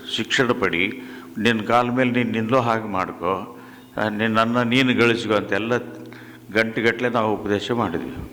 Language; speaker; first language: Kannada; native; Kannada